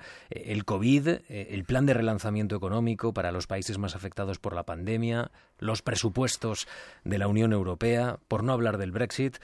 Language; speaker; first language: Spanish; native; Spanish